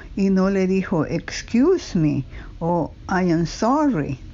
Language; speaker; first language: Spanish; native; Spanish